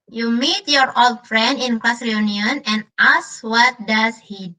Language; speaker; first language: English; non-native, learner; Indonesian